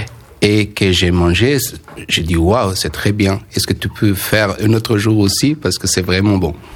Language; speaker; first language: French; non-native, learner; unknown